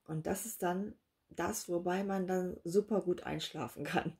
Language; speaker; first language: German; native; German